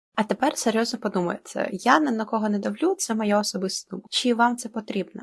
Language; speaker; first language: Ukrainian; non-native, local second language; Russian